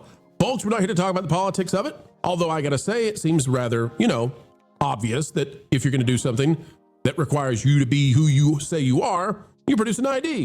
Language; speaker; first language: English; native; English